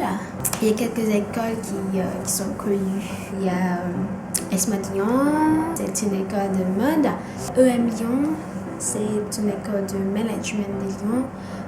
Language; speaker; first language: French; non-native, fluent; Indonesian